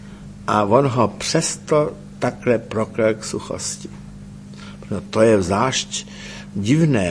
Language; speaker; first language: Czech; native; Czech